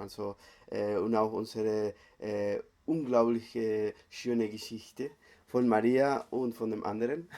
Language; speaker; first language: German; non-native, fluent; Spanish